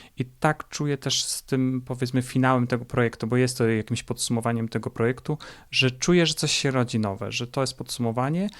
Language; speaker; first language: Polish; native; Polish